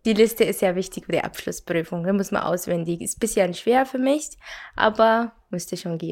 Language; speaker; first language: German; non-native, learner; Arabic